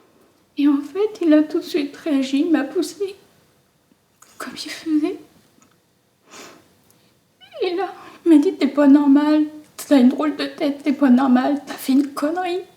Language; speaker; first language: French; native; French